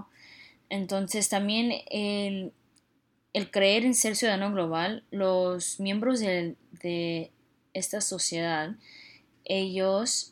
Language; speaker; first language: Spanish; early bilingual, heritage; Spanish